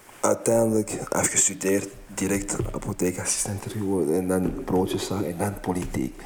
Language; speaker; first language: Dutch; non-native, fluent; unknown